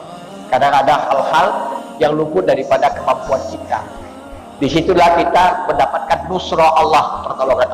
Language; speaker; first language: Indonesian; native; Indonesian